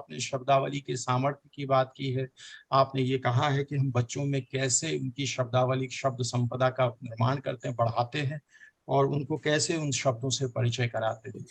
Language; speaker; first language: Hindi; native; Hindi